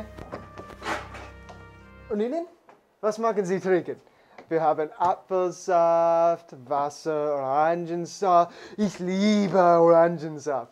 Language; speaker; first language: German; non-native, learner; English